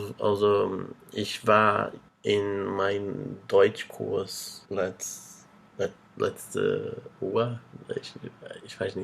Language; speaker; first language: German; non-native, learner; Portuguese